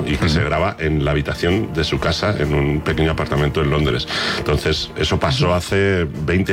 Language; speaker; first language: Spanish; native; Spanish